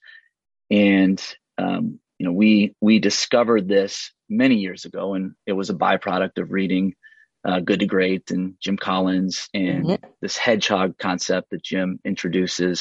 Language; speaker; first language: English; native; English